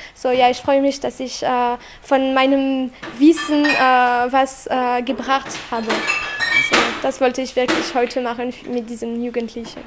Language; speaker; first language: German; non-native, fluent; French